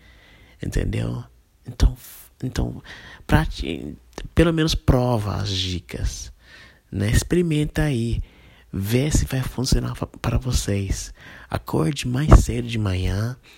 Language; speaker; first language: Portuguese; non-native, fluent; English